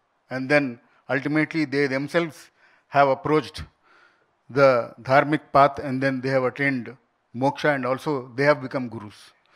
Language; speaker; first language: English; non-native, local second language; Telugu